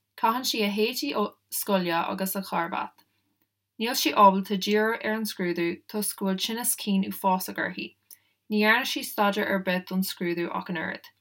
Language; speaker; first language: Irish; non-native, local second language; English